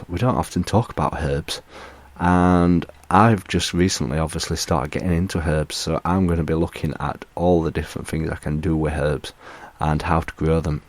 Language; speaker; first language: English; native; English